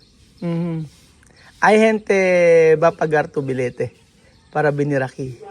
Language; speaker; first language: Spanish; non-native, learner; Filipino